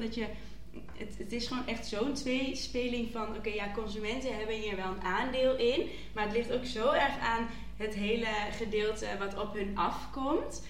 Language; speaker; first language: Dutch; native; Dutch